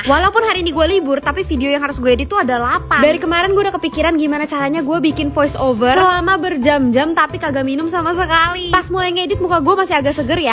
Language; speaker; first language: Indonesian; native; Indonesian